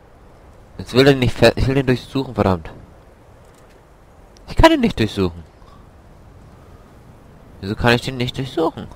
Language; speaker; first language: German; native; German